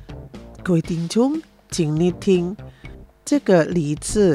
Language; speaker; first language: Chinese; non-native, fluent; Indonesian